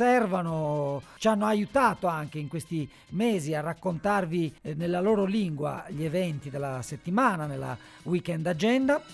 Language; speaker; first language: Italian; native; Italian